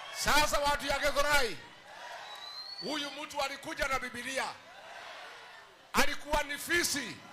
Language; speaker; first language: Swahili; non-native, local second language; Kikuyu